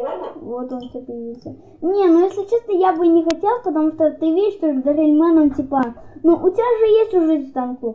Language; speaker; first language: Russian; native; Russian